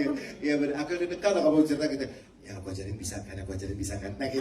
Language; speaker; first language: Indonesian; native; Indonesian